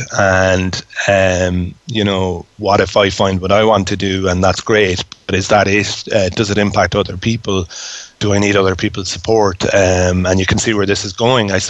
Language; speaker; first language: English; native; English